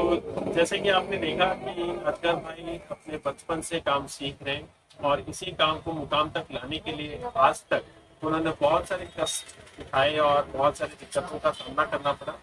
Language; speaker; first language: Hindi; native; Hindi